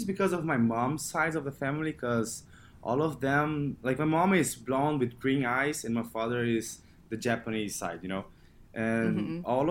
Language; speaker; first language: English; non-native, fluent; Portuguese